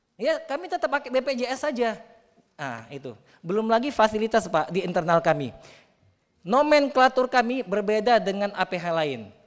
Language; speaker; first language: Indonesian; native; Indonesian